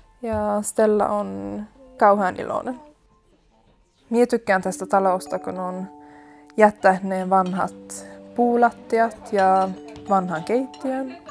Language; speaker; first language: Finnish; non-native, local second language; Swedish